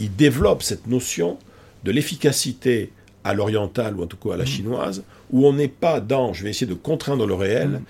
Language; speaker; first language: French; native; French